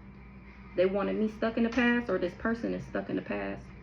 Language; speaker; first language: English; native; English